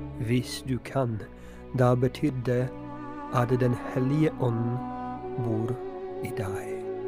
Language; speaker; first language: Norwegian; non-native, fluent; Polish